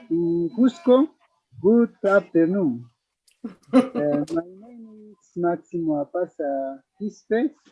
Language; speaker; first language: English; non-native, learner; Spanish